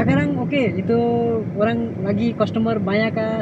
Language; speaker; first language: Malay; non-native, learner; Nepali